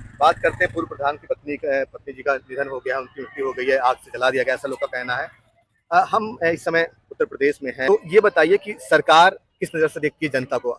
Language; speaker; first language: Hindi; native; Hindi